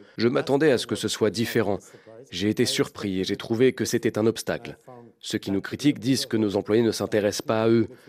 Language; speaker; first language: French; native; French